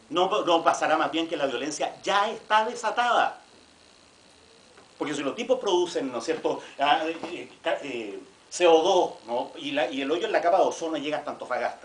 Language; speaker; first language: Spanish; native; Spanish